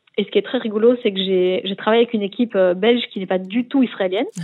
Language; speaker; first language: French; native; French